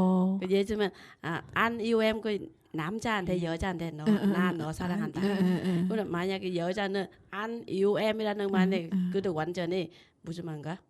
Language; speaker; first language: Korean; non-native, learner; Vietnamese